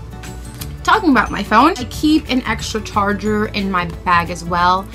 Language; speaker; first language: English; native; English